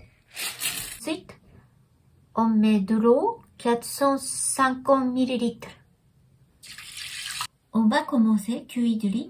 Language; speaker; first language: French; non-native, learner; Japanese